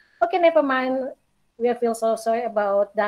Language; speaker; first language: English; non-native, learner; Indonesian